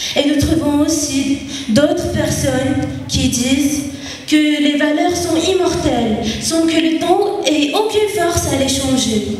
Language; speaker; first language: French; non-native, local second language; Arabic